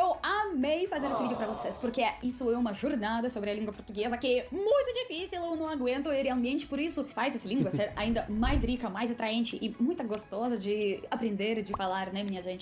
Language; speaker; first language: Portuguese; non-native, fluent; Russian